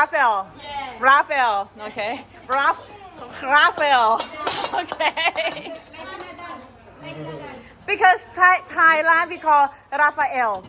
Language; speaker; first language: English; non-native, learner; Thai